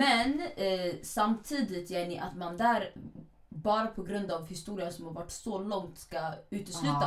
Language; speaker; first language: Swedish; early bilingual, other home language; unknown